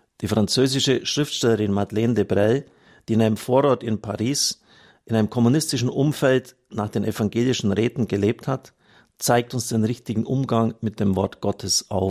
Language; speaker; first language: German; native; German